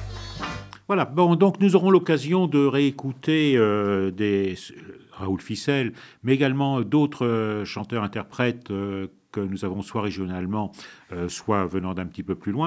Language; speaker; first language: French; native; French